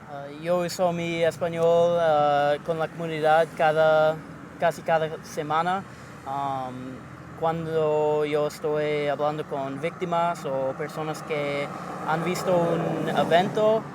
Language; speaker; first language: Spanish; non-native, learner; English